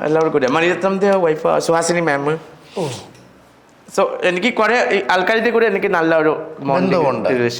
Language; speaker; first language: Malayalam; non-native, learner; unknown